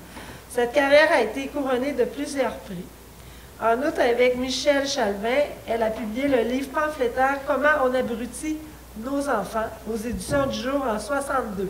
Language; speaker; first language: French; native; French